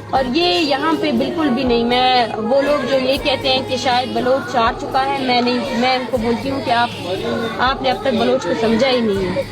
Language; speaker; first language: Urdu; non-native, local second language; Baluchi